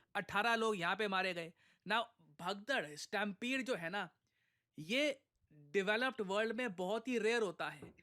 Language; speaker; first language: Hindi; native; Hindi